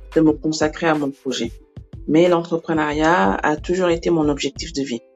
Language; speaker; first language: French; non-native, local second language; Wolof